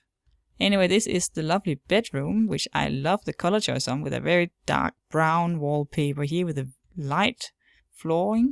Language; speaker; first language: English; non-native, fluent; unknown